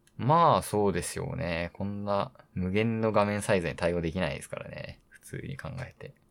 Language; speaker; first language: Japanese; native; Japanese